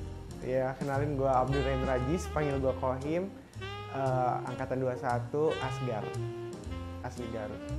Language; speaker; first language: Indonesian; non-native, local second language; Sundanese